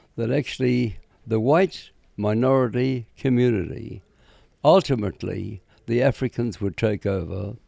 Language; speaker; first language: English; native; English